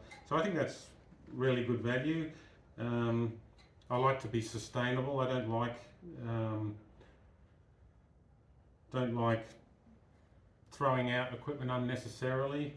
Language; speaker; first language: English; native; English